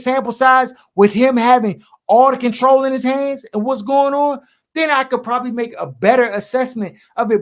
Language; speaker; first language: English; native; English